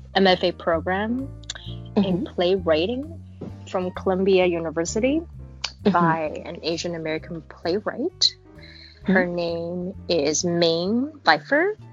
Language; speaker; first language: English; non-native, fluent; Chinese